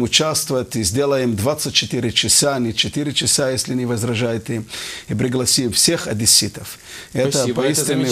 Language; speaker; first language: Russian; non-native, fluent; Arabic